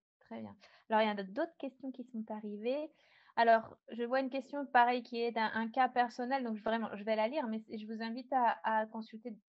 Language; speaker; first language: French; native; French